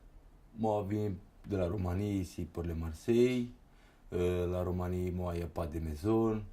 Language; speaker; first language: French; non-native, learner; Romanian